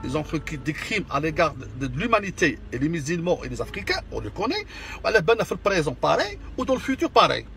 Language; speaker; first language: French; non-native, local second language; Arabic